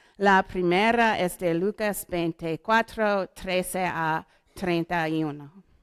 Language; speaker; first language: Spanish; non-native, learner; English